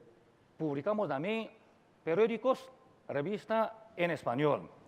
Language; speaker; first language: Spanish; non-native, fluent; Chinese